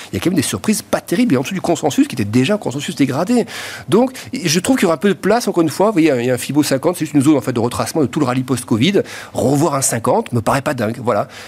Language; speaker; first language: French; native; French